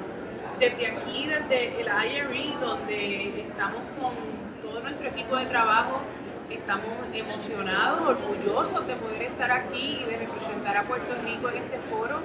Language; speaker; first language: Spanish; native; Spanish